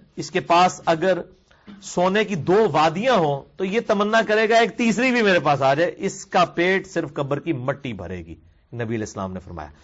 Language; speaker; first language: Urdu; non-native, local second language; Punjabi